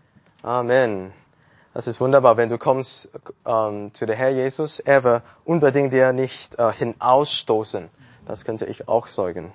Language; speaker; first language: German; non-native, learner; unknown